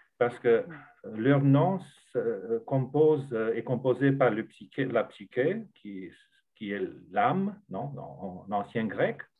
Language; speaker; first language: French; non-native, fluent; Romanian